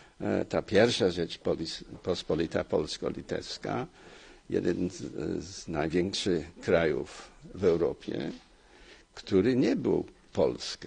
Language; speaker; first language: Polish; non-native, fluent; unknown